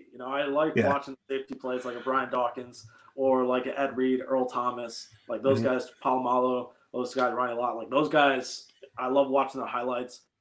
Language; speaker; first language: English; native; English